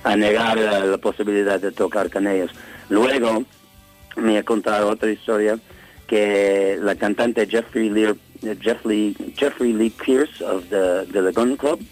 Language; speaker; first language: Spanish; non-native, learner; English